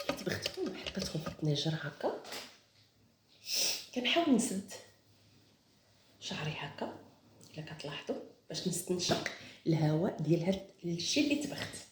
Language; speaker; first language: Arabic; native; Arabic